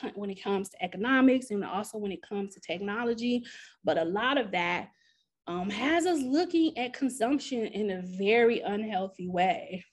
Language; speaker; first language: English; native; English